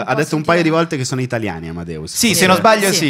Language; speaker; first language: Italian; native; Italian